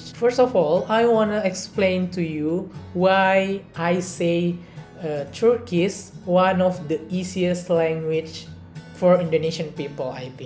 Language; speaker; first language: English; non-native, learner; Indonesian